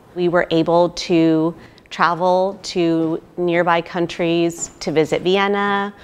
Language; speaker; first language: English; native; English